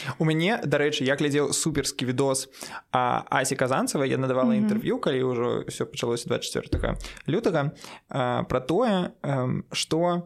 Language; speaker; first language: Belarusian; non-native, local second language; Russian